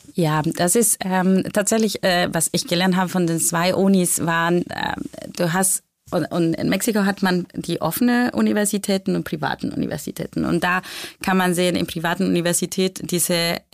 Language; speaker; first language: German; non-native, fluent; Spanish